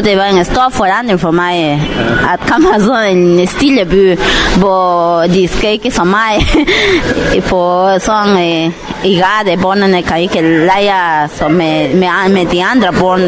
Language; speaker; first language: Danish; non-native, learner; Spanish